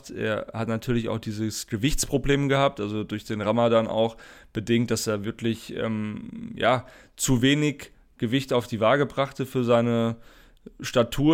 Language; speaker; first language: German; native; German